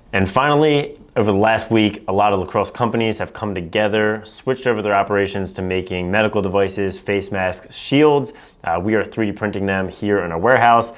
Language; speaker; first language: English; native; English